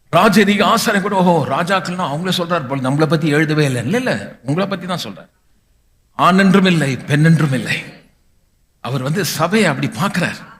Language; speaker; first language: Tamil; non-native, local second language; Malayalam